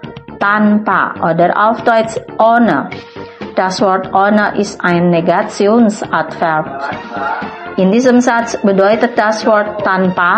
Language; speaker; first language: German; non-native, fluent; Indonesian